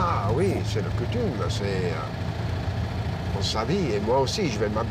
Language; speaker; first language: French; non-native, fluent; English